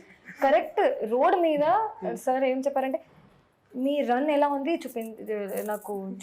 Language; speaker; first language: Telugu; non-native, fluent; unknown